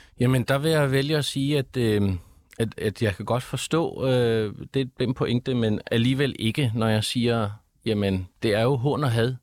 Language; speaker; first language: Danish; early bilingual, other home language; Arabic